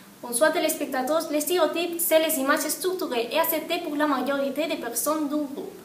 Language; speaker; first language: French; non-native, learner; Portuguese